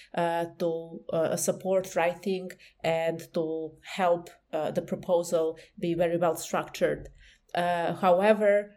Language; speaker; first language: English; non-native, fluent; Serbian